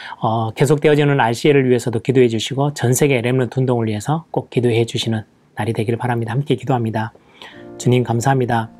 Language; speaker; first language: Korean; native; Korean